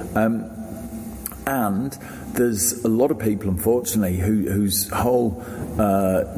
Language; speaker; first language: English; native; English